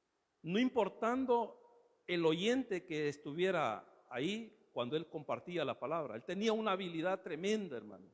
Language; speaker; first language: Spanish; native; Spanish